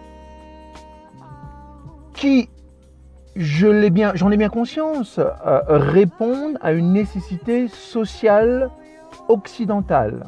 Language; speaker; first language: French; early bilingual, other home language; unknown